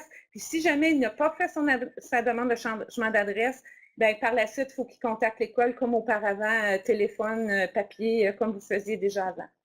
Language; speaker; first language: French; native; French